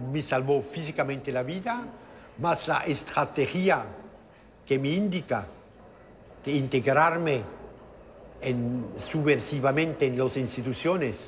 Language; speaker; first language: Spanish; non-native, fluent; German